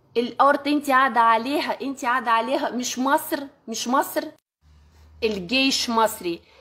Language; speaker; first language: Arabic; non-native, learner; Russian